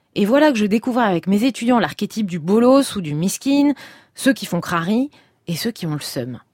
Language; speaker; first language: French; native; French